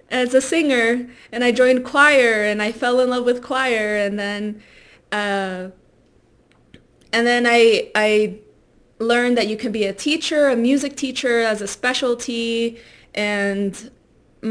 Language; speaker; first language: English; early bilingual, other home language; Spanish